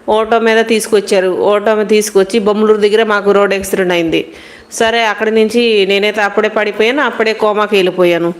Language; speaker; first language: Telugu; non-native, local second language; Hindi